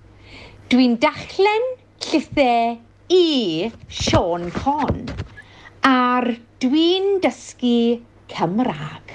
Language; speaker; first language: Welsh; non-native, learner; English